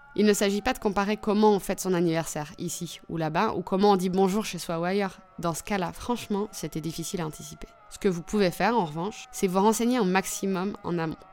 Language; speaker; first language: French; native; French